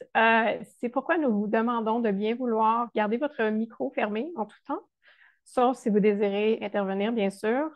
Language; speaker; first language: French; native; French